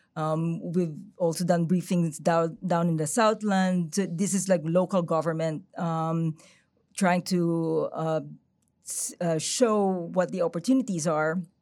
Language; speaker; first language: English; non-native, local second language; Filipino